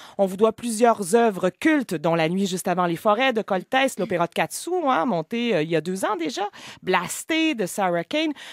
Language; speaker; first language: French; native; French